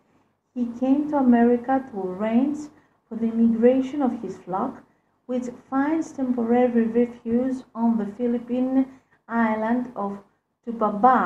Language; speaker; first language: English; non-native, fluent; Greek